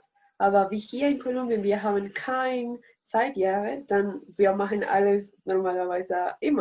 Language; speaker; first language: German; non-native, learner; Spanish